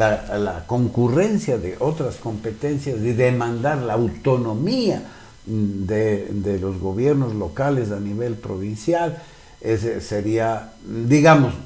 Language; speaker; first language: Spanish; native; Spanish